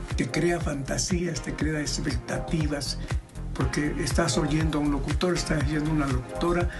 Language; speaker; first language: Spanish; native; Spanish